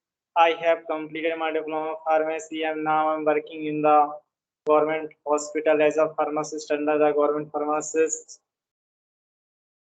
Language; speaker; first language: English; non-native, learner; Hindi